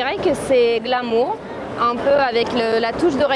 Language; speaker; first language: French; native; French